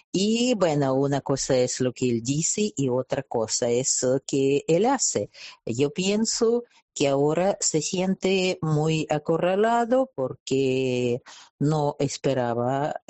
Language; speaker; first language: Spanish; non-native, fluent; Russian